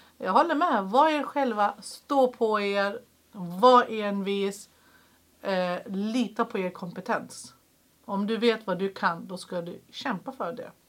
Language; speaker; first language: Swedish; early bilingual, other home language; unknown